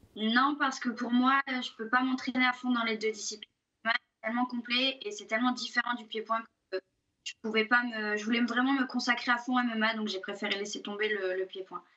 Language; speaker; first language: French; native; French